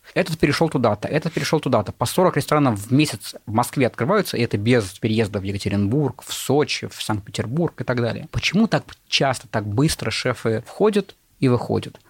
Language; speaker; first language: Russian; native; Russian